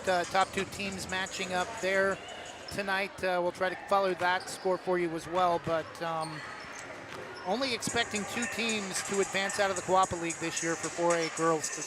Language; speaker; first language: English; native; English